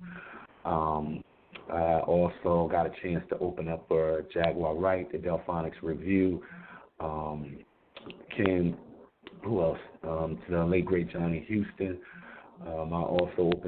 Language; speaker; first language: English; native; English